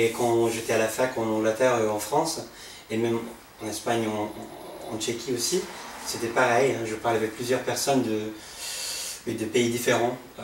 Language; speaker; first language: French; non-native, fluent; English